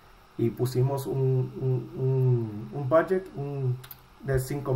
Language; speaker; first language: Spanish; early bilingual, heritage; Spanish